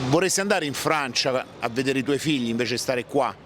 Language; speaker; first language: Italian; native; Italian